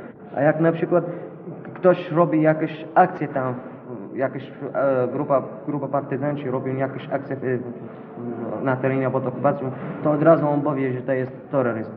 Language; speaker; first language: Polish; non-native, learner; Arabic